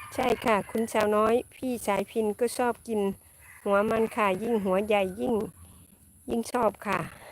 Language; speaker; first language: Thai; native; Thai